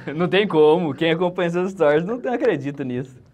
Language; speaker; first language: Portuguese; native; Portuguese